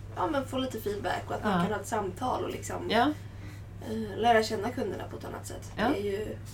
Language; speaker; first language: Swedish; native; Swedish